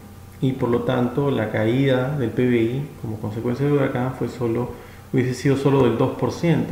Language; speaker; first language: Spanish; native; Spanish